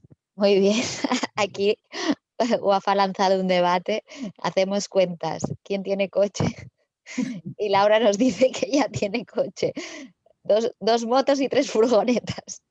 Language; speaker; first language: Spanish; native; Spanish